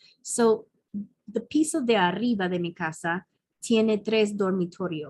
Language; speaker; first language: Spanish; non-native, fluent; English